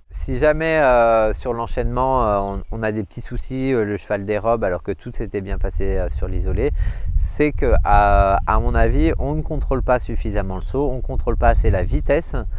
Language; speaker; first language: French; native; French